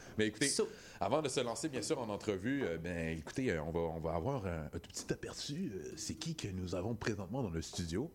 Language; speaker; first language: French; native; French